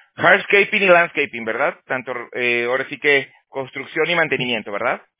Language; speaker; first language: Spanish; native; Spanish